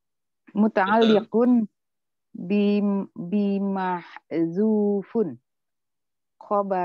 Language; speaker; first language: Arabic; non-native, learner; Indonesian